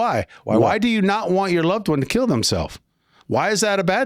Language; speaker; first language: English; native; English